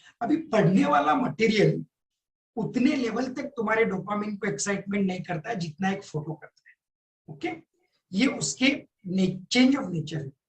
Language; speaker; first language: Hindi; non-native, local second language; Marathi